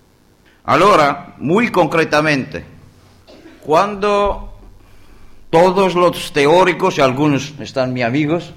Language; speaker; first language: Spanish; non-native, learner; Greek